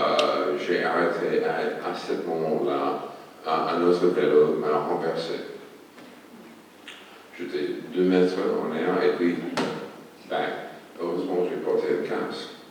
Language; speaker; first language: French; non-native, fluent; English